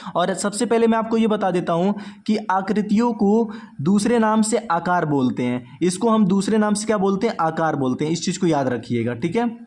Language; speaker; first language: Hindi; native; Hindi